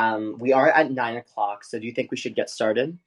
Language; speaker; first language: English; native; English